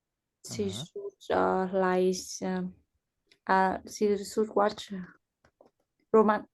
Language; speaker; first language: English; non-native, learner; Vietnamese